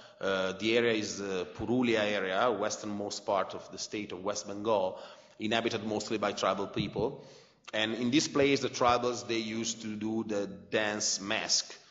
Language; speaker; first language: English; non-native, fluent; Italian